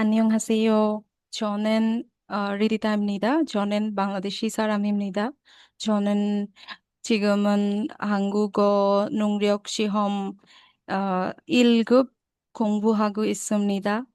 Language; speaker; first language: Korean; non-native, learner; Bangla